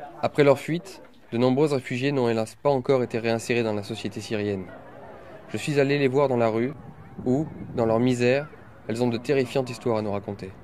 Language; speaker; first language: French; native; French